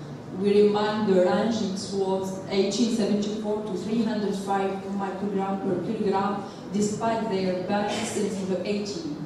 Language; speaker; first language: English; non-native, local second language; Arabic